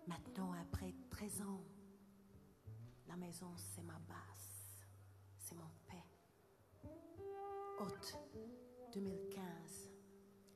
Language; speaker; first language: French; non-native, learner; English